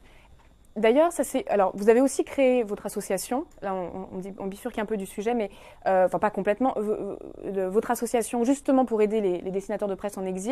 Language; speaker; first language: French; native; French